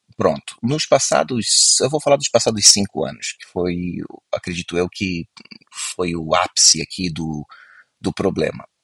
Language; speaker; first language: Portuguese; native; Portuguese